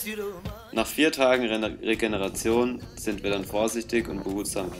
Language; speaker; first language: German; native; German